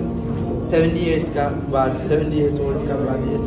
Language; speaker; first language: Hindi; non-native, local second language; Malayalam